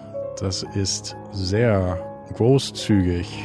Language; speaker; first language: German; non-native, fluent; English